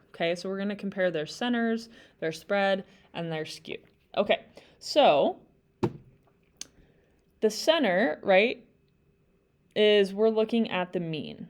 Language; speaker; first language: English; native; English